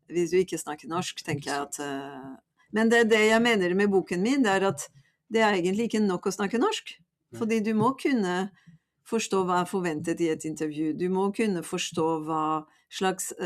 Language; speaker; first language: Norwegian; non-native, fluent; French